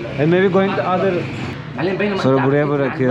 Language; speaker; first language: English; non-native, learner; Turkish